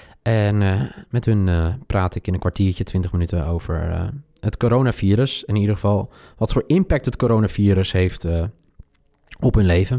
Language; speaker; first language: Dutch; native; Dutch